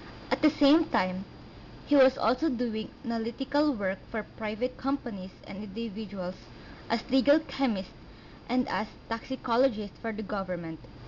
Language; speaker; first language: English; non-native, local second language; Filipino